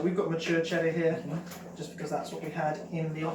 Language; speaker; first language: English; native; English